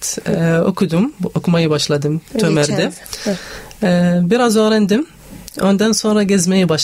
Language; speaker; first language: Turkish; non-native, fluent; Arabic